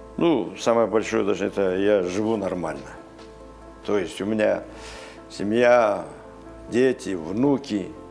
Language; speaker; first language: Russian; non-native, local second language; Karachay-Balkar